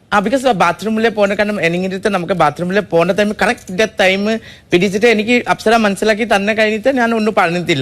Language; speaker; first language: Malayalam; non-native, learner; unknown